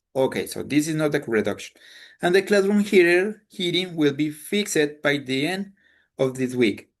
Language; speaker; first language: English; non-native, fluent; Spanish